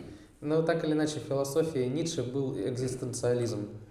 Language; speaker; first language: Russian; native; Russian